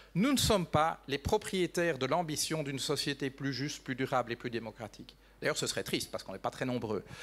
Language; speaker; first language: French; native; French